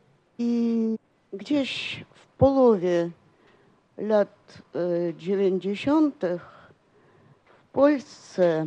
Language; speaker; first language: Polish; non-native, fluent; Russian